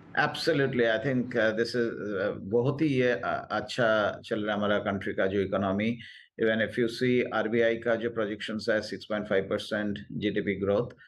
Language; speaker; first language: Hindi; non-native, local second language; Bangla